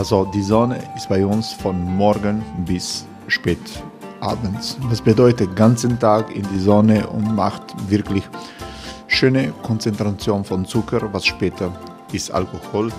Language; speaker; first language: German; non-native, fluent; Croatian